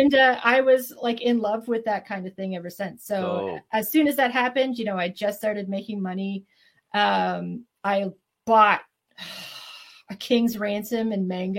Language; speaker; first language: English; native; English